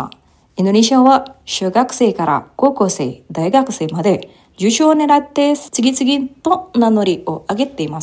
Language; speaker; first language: Japanese; non-native, fluent; Indonesian